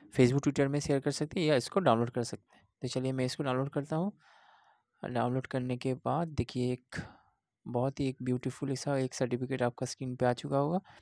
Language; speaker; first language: Hindi; non-native, local second language; Bangla